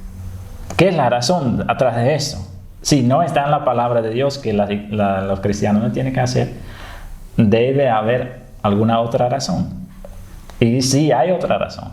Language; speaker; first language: Spanish; non-native, fluent; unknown